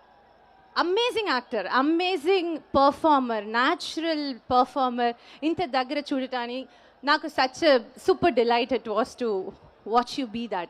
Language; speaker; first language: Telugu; non-native, learner; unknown